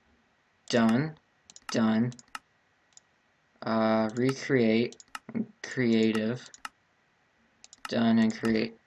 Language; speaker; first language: English; native; English